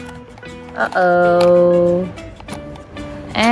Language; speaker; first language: English; non-native, learner; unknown